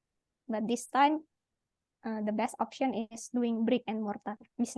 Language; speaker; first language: English; non-native, learner; Indonesian